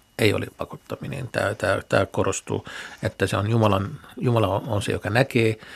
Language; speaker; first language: Finnish; non-native, fluent; Arabic